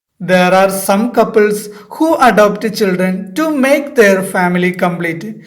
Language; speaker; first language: English; non-native, local second language; Malayalam